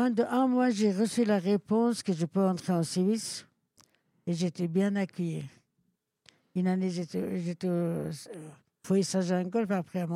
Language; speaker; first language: French; non-native, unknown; Persian